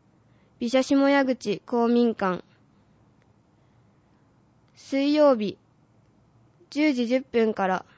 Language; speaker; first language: Japanese; native; Japanese